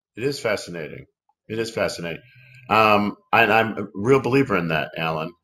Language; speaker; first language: English; native; English